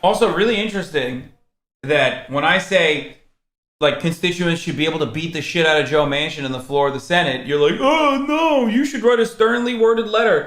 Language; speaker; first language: English; native; English